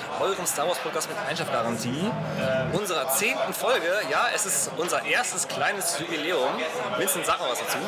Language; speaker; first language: German; native; German